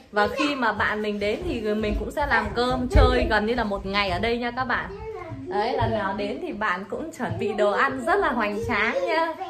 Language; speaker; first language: Vietnamese; native; Vietnamese